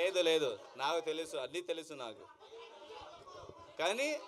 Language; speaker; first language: Telugu; non-native, local second language; Urdu